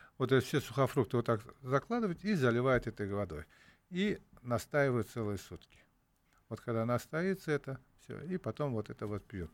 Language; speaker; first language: Russian; non-native, local second language; Uzbek